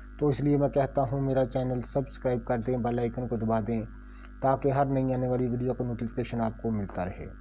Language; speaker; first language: Urdu; non-native, local second language; Punjabi